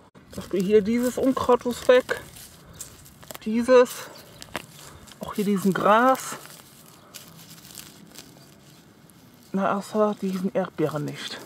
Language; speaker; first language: German; non-native, learner; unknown